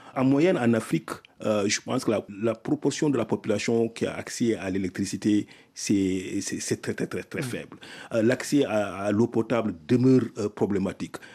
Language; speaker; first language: French; non-native, local second language; Soninke